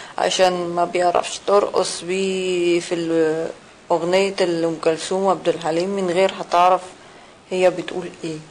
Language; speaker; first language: Arabic; non-native, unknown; Russian